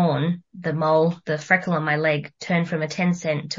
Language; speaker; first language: English; native; English